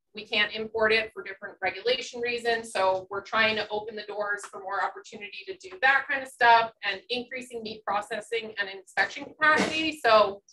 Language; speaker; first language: English; native; English